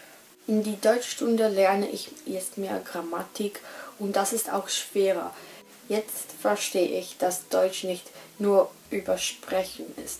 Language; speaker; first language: German; non-native, learner; Polish